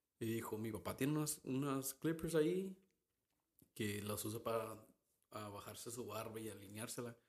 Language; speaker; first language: Spanish; early bilingual, heritage; Spanish